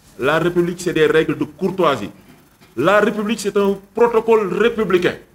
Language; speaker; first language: French; non-native, local second language; Wolof